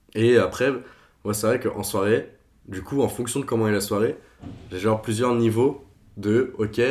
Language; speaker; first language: French; non-native, fluent; Portuguese